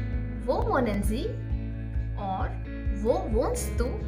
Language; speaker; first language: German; non-native, fluent; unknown